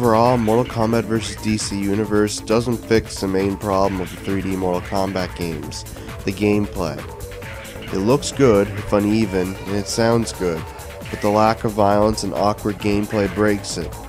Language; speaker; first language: English; native; English